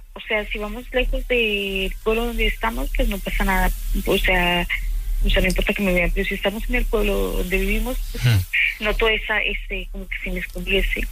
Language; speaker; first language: Spanish; native; Spanish